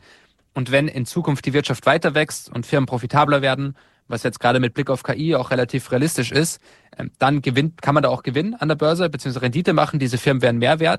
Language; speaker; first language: German; native; German